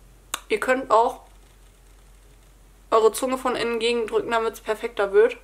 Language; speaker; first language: German; native; German